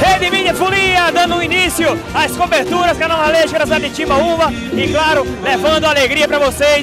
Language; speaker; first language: Portuguese; native; Portuguese